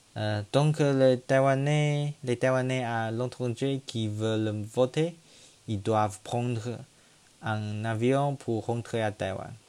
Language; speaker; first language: French; non-native, learner; Chinese